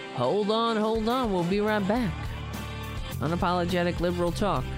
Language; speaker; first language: English; native; English